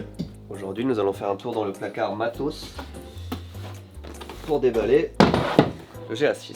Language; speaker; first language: French; native; French